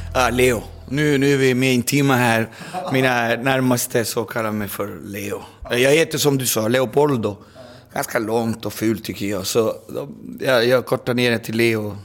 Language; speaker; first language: Swedish; early bilingual, other home language; Spanish